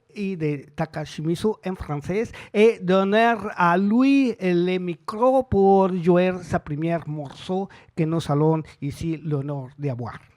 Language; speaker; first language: French; non-native, learner; Spanish